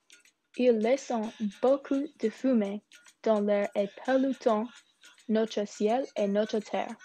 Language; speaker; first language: French; non-native, learner; English